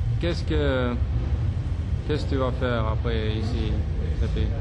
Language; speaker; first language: French; non-native, fluent; Swedish